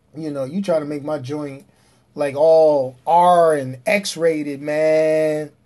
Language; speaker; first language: English; native; English